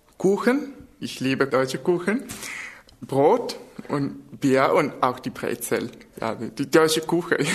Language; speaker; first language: German; non-native, fluent; Italian